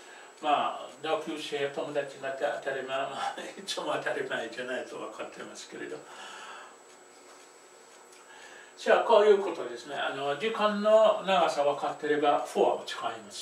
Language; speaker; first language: Japanese; non-native, fluent; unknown